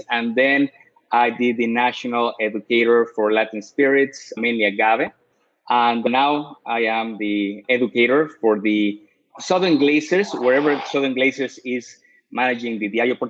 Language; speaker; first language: English; non-native, fluent; Spanish